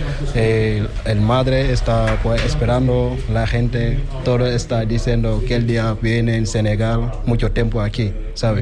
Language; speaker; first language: Spanish; non-native, learner; Wolof